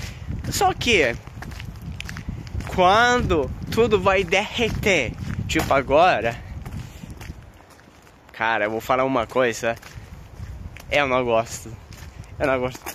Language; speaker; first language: Portuguese; non-native, fluent; Swedish